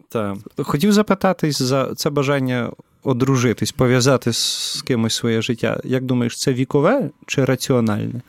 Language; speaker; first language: Ukrainian; native; Ukrainian